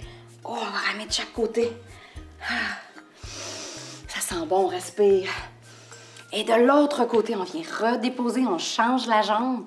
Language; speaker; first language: French; native; French